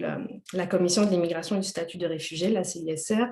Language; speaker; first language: French; native; French